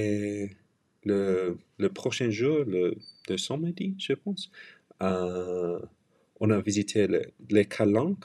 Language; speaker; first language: French; non-native, learner; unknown